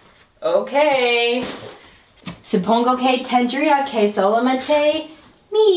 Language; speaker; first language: Spanish; non-native, learner; English